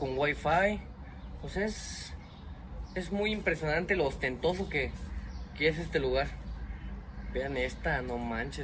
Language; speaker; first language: Spanish; native; Spanish